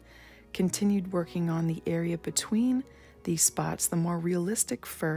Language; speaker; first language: English; native; English